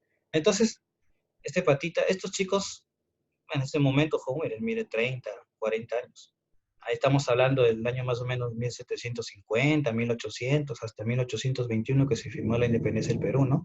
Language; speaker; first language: Spanish; native; Spanish